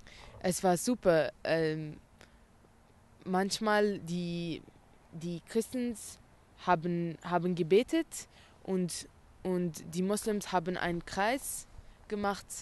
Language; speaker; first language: German; non-native, learner; Arabic